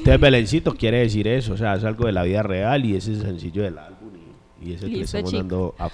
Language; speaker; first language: Spanish; native; Spanish